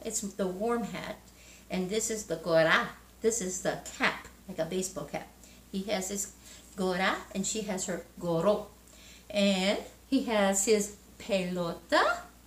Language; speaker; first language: English; native; English